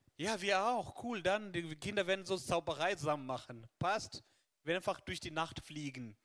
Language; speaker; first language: German; non-native, fluent; Swahili